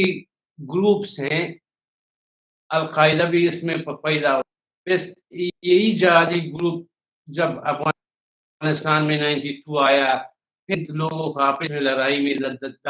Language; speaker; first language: Hindi; non-native, learner; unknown